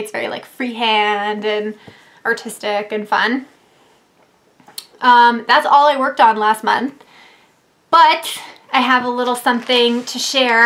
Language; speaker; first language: English; native; English